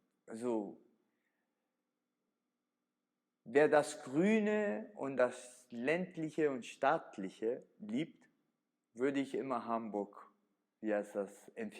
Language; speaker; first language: German; early bilingual, other home language; Italian